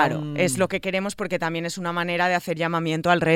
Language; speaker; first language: Spanish; native; Spanish